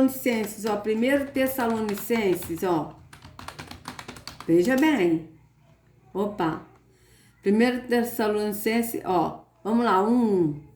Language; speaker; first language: Portuguese; native; Portuguese